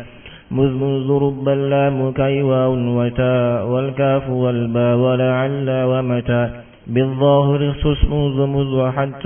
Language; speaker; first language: Arabic; non-native, learner; Indonesian